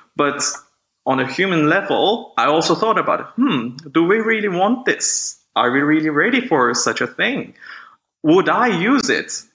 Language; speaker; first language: English; non-native, fluent; Turkish